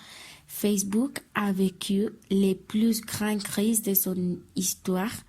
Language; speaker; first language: French; non-native, learner; Spanish